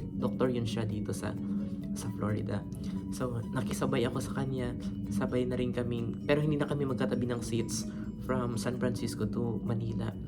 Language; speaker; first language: Filipino; non-native, local second language; Cebuano